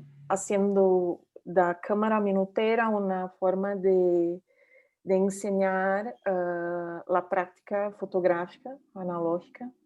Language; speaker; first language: Spanish; non-native, learner; Portuguese